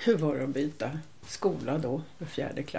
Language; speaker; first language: Swedish; native; Swedish